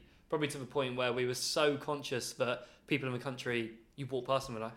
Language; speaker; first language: English; native; English